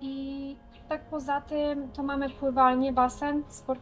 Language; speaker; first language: Polish; native; Polish